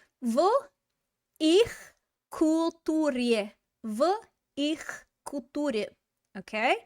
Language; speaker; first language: Russian; non-native, fluent; English